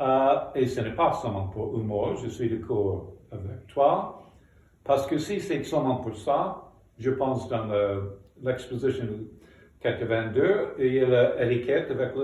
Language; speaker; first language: French; non-native, fluent; English